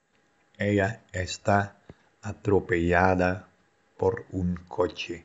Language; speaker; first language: Spanish; non-native, fluent; Dutch